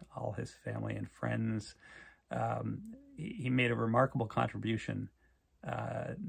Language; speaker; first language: English; native; English